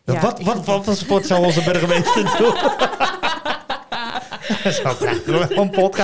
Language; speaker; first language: Dutch; native; Dutch